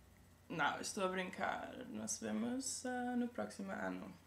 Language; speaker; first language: Portuguese; non-native, learner; Danish